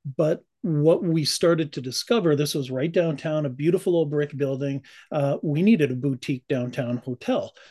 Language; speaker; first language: English; native; English